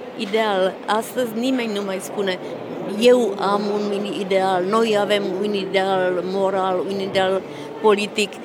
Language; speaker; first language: Romanian; non-native, fluent; Czech